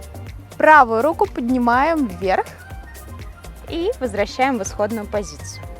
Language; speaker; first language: Russian; native; Russian